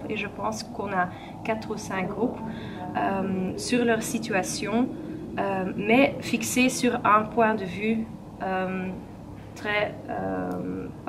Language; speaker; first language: French; non-native, fluent; Dutch